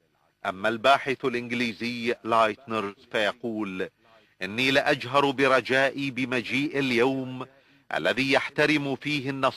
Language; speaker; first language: Arabic; native; Arabic